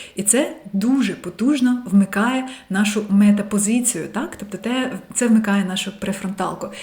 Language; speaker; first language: Ukrainian; non-native, local second language; Russian